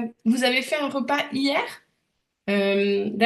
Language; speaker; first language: French; native; French